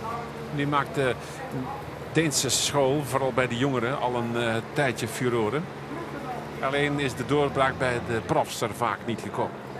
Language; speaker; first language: Dutch; native; Dutch